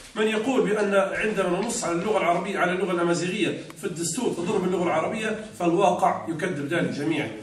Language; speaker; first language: Arabic; non-native, local second language; Berber languages